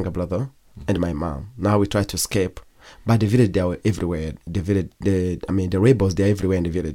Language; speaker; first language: English; non-native, learner; Kinyarwanda